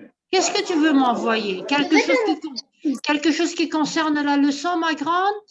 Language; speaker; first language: French; non-native, local second language; Arabic